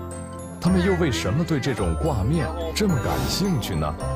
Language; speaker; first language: Chinese; native; Chinese